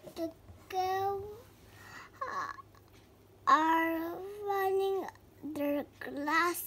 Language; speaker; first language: English; non-native, learner; Vietnamese